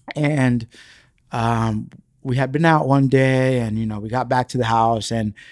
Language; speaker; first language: English; early bilingual, other home language; Spanish